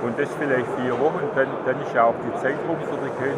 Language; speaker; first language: German; native; German